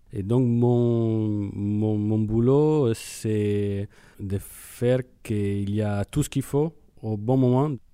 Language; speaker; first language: French; non-native, fluent; Italian